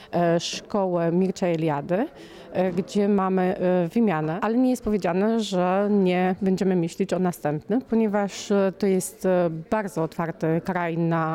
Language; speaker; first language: Polish; non-native, fluent; Romanian